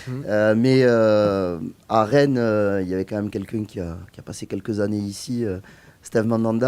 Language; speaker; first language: French; native; French